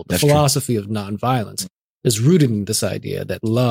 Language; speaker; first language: English; native; English